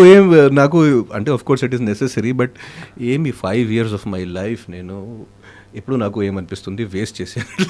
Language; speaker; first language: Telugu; non-native, fluent; Hindi